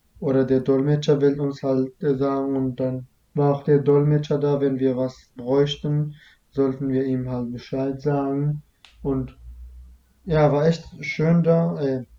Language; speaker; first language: German; early bilingual, other home language; Kurdish